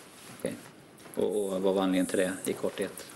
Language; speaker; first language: Swedish; native; Swedish